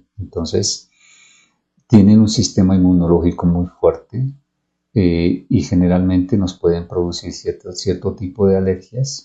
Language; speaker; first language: Spanish; native; Spanish